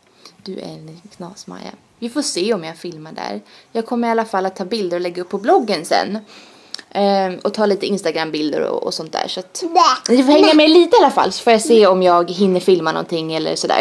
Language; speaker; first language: Swedish; native; Swedish